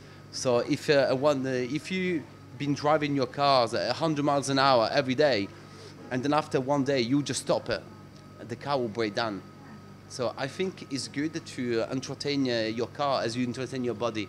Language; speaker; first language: English; non-native, fluent; Italian